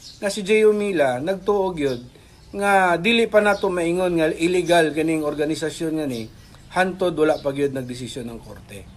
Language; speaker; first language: Cebuano; native; Cebuano